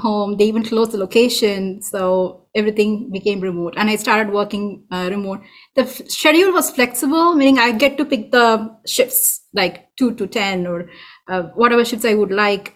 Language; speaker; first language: English; non-native, local second language; Tamil